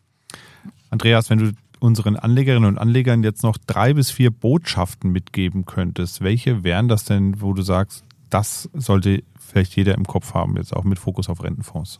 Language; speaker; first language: German; native; German